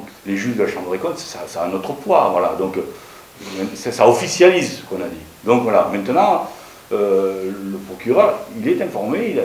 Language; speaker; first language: French; native; French